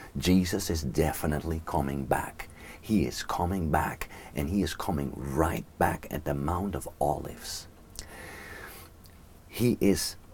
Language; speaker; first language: English; native; English